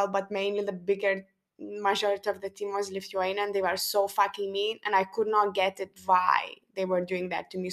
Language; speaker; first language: English; non-native, fluent; Lithuanian